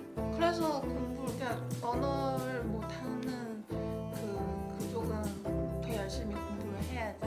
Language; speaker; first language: Korean; non-native, fluent; Chinese